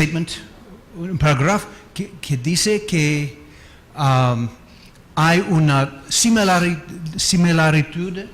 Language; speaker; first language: Spanish; non-native, learner; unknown